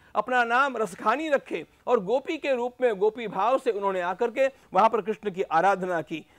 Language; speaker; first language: Hindi; non-native, local second language; Marathi